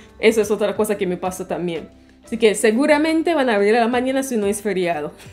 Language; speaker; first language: Spanish; non-native, fluent; English